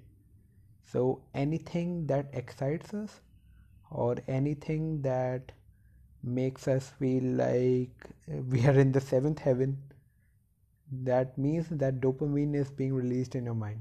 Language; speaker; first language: English; non-native, local second language; Hindi